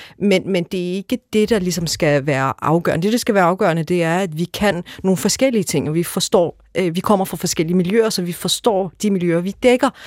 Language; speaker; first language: Danish; early bilingual, other home language; Arabic